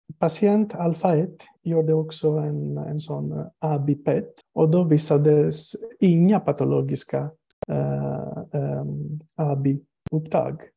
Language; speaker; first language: Swedish; non-native, fluent; Greek